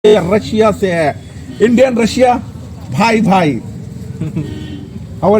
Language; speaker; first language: Hindi; native; Hindi